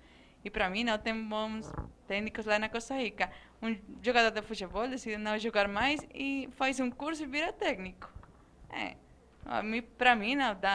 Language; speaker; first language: Portuguese; non-native, fluent; Spanish